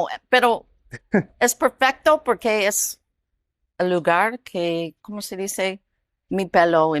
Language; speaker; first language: Spanish; non-native, learner; English